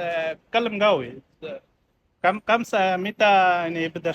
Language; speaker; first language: Arabic; non-native, learner; Bangla